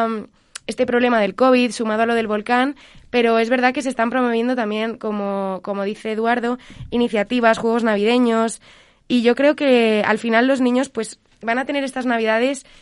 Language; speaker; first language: Spanish; native; Spanish